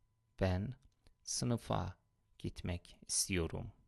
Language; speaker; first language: Turkish; non-native, fluent; Persian